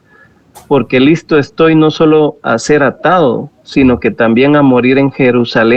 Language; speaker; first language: Spanish; native; Spanish